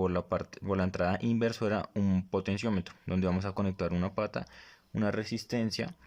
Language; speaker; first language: Spanish; native; Spanish